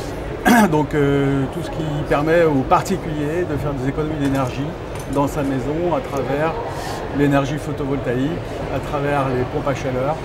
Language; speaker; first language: French; native; French